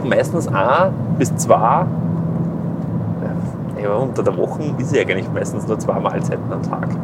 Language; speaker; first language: German; native; German